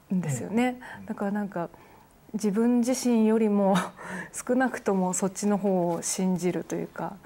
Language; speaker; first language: Japanese; native; Japanese